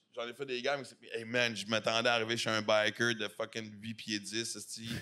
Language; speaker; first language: French; native; French